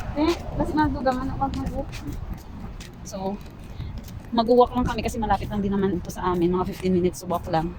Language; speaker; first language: Filipino; native; Filipino